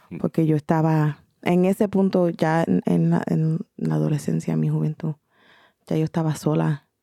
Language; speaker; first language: Spanish; early bilingual, heritage; Spanish